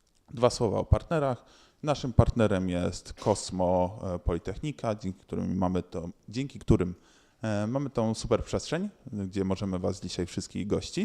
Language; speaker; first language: Polish; native; Polish